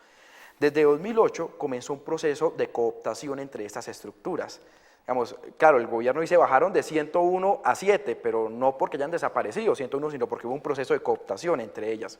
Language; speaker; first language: Spanish; native; Spanish